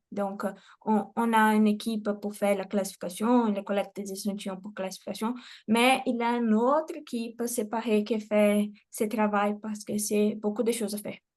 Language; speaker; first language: French; non-native, fluent; Portuguese